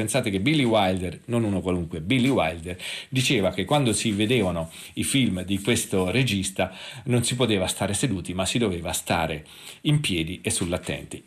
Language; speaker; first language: Italian; native; Italian